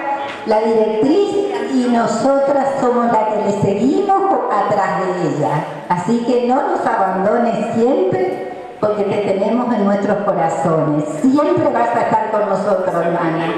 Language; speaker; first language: Spanish; native; Spanish